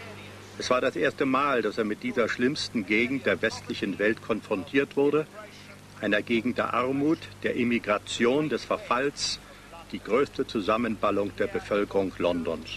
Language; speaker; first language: German; native; German